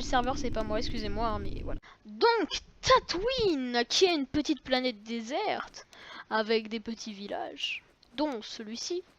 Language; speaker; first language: French; native; French